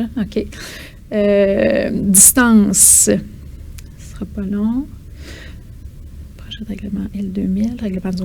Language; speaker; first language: French; native; French